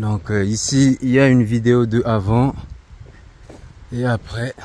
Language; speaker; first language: French; non-native, local second language; Comorian